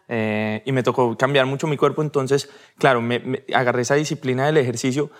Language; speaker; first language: Spanish; early bilingual, heritage; Spanish